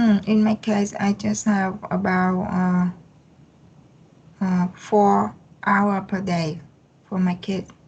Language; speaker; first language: English; non-native, learner; Vietnamese